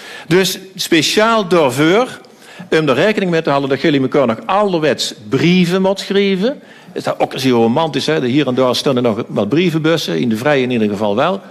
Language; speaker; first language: Dutch; native; Dutch